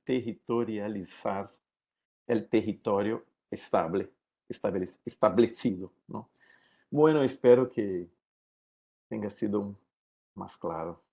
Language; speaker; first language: Spanish; non-native, learner; Portuguese